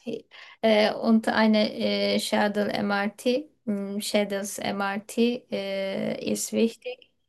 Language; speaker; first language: German; non-native, learner; Turkish